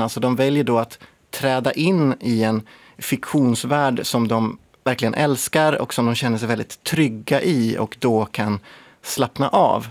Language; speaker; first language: Swedish; native; Swedish